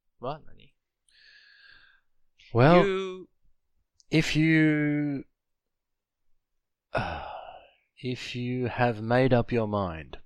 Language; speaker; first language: English; non-native, learner; Japanese